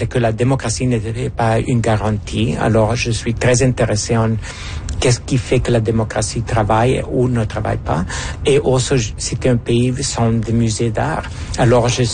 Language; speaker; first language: French; non-native, fluent; Spanish